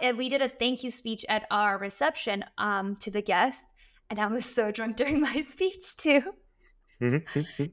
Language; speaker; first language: English; early bilingual, other home language; Arabic